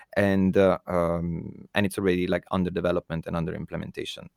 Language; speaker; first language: English; non-native, fluent; Italian